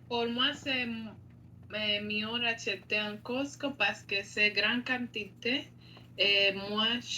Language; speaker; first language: French; non-native, learner; Spanish